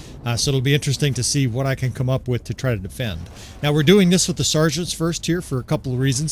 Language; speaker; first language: English; native; English